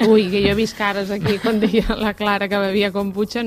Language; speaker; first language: Catalan; native; Catalan